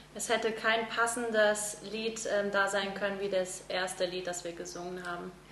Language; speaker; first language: German; native; German